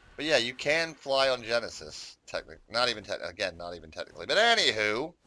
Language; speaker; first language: English; native; English